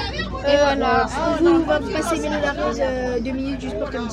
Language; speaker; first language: French; native; French